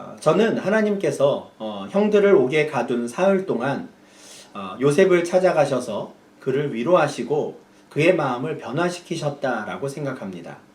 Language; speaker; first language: Korean; native; Korean